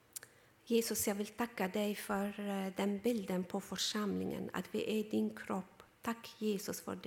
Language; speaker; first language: Swedish; non-native, fluent; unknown